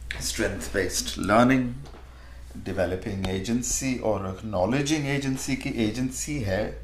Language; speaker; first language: Hindi; native; Hindi